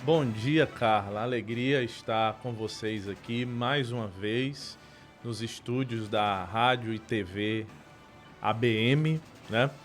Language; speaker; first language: Portuguese; native; Portuguese